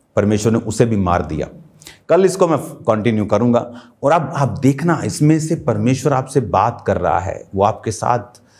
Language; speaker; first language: Hindi; non-native, local second language; Punjabi